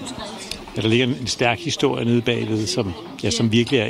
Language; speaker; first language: Danish; native; Danish